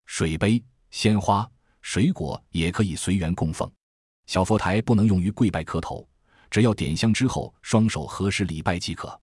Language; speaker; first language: Chinese; native; Chinese